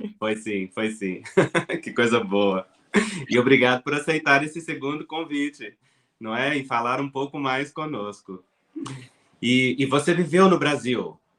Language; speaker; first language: Portuguese; native; Portuguese